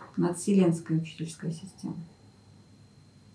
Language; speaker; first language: Russian; native; Russian